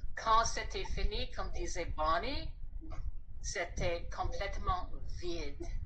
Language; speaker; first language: French; non-native, fluent; English